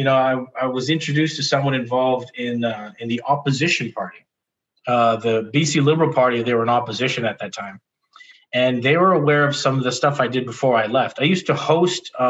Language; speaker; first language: English; native; English